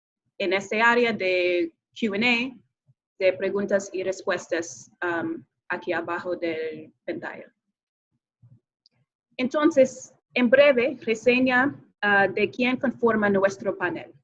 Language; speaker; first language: Spanish; non-native, fluent; English